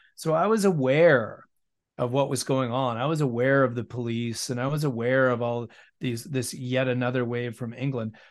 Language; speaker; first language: English; native; English